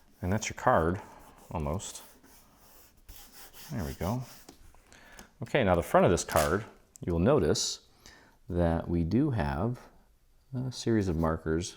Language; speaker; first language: English; native; English